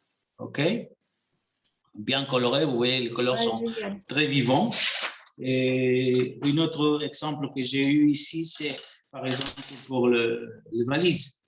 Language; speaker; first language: French; non-native, fluent; Spanish